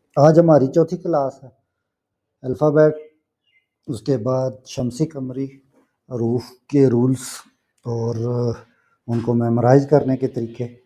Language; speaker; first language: Urdu; non-native, local second language; Punjabi